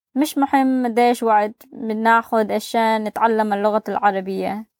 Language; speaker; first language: Arabic; non-native, learner; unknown